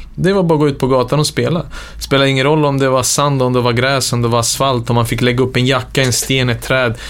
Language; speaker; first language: Swedish; early bilingual, other home language; Serbian